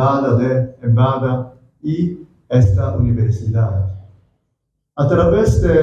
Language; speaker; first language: Spanish; non-native, fluent; Korean